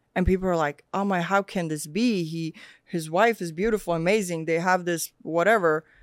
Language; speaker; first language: English; early bilingual, other home language; Swedish